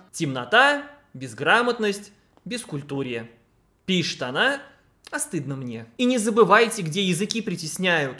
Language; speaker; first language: Russian; native; Russian